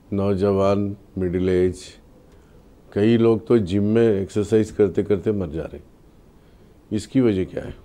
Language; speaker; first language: Urdu; native; Urdu